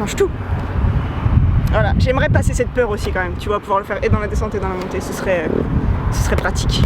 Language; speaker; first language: French; native; French